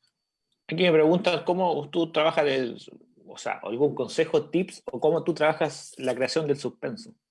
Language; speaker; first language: Spanish; native; Spanish